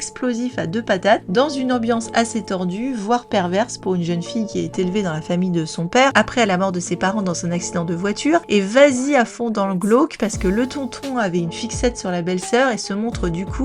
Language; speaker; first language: French; native; French